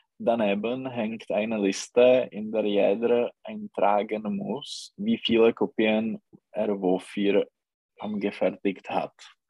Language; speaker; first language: German; non-native, learner; Czech